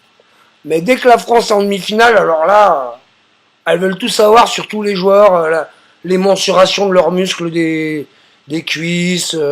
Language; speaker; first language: French; native; French